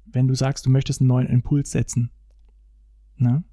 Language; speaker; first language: German; native; German